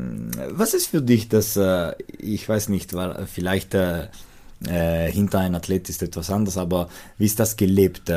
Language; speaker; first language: German; non-native, local second language; Italian